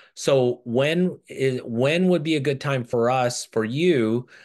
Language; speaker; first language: English; early bilingual, other home language; Japanese